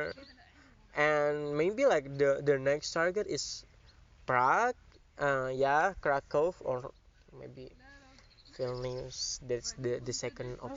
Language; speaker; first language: English; non-native, learner; Indonesian